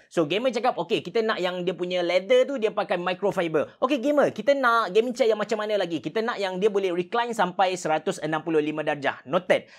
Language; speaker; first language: Malay; native; Malay